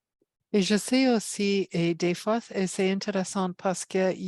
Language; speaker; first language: French; non-native, fluent; English